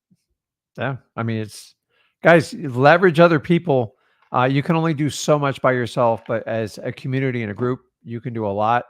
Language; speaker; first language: English; native; English